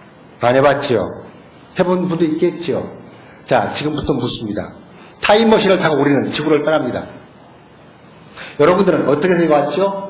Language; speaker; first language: Korean; native; Korean